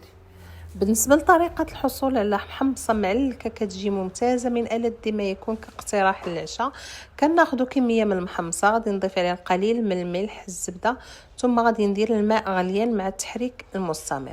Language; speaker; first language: Arabic; native; Arabic